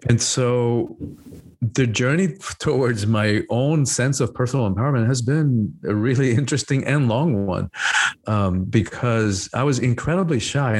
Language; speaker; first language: English; early bilingual, other home language; Spanish